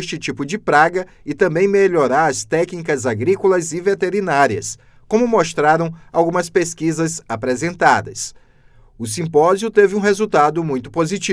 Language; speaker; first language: Portuguese; native; Portuguese